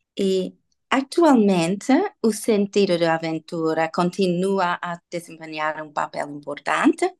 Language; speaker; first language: Portuguese; non-native, learner; English